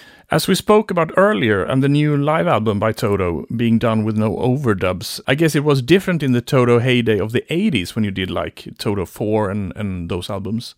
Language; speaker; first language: English; non-native, fluent; Swedish